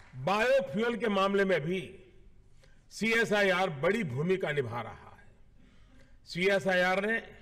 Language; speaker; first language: Hindi; native; Hindi